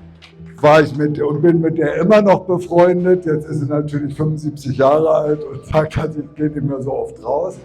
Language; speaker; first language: German; native; German